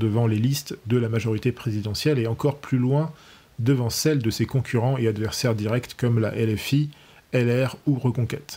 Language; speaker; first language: French; native; French